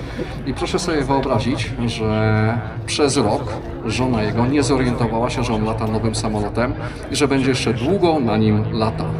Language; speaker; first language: Polish; native; Polish